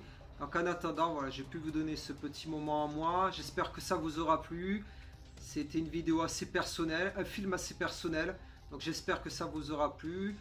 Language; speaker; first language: French; native; French